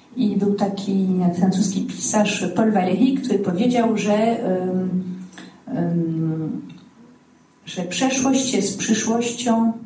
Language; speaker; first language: Polish; native; Polish